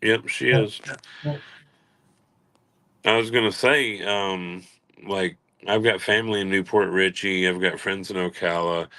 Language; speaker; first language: English; native; English